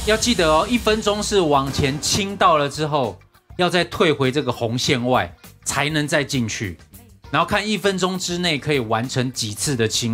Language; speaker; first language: Chinese; native; Chinese